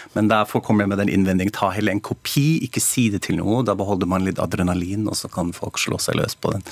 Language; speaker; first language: Norwegian; non-native, fluent; German